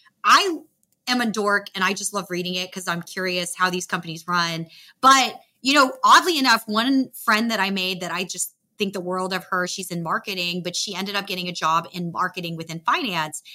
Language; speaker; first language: English; native; English